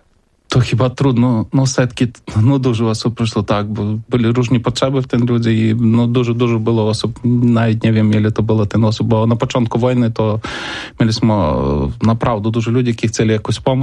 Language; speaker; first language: Polish; non-native, learner; Ukrainian